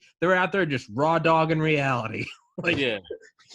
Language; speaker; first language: English; native; English